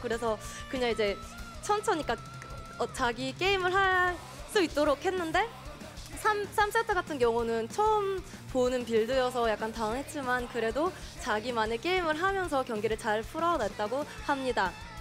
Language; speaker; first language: Korean; native; Korean